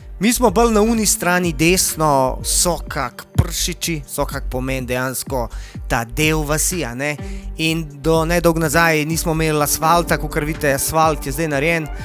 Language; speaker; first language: Slovenian; early bilingual, other home language; Bosnian